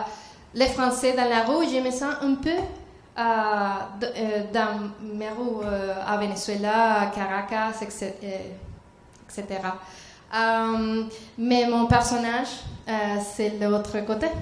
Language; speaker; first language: French; non-native, learner; Spanish